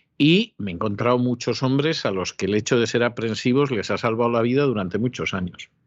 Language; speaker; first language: Spanish; native; Spanish